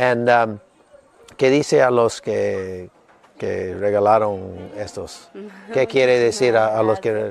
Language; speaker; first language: Spanish; non-native, learner; English